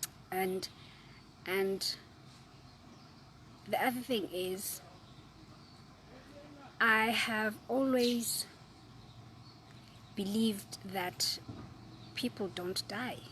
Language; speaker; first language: English; non-native, local second language; Zulu